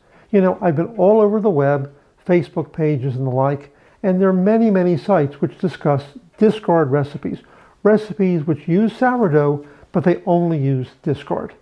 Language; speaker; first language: English; native; English